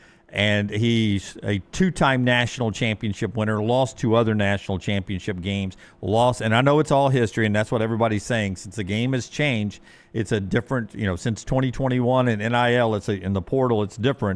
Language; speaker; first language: English; native; English